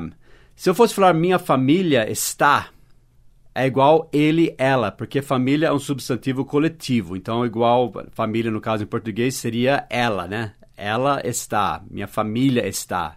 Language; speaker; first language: Portuguese; non-native, fluent; English